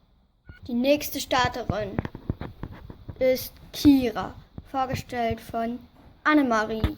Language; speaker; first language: German; native; German